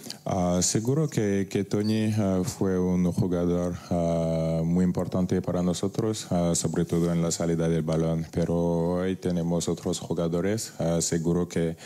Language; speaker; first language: Spanish; non-native, fluent; French